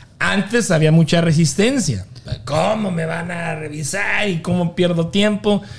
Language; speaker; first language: Spanish; native; Spanish